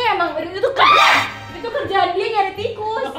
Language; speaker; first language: Indonesian; native; Indonesian